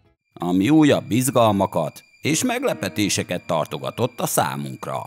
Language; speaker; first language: Hungarian; native; Hungarian